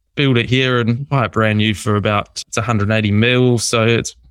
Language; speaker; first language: English; native; English